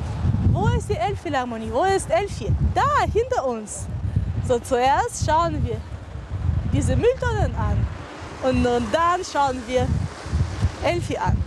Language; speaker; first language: German; non-native, fluent; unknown